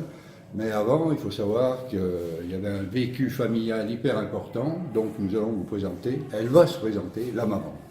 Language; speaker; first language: French; native; French